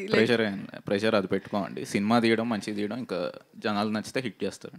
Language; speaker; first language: Telugu; native; Telugu